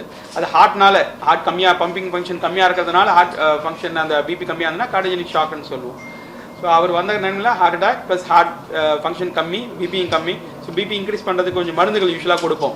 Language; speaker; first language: Tamil; native; Tamil